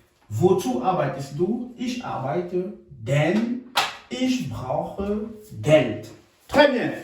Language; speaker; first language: German; non-native, fluent; French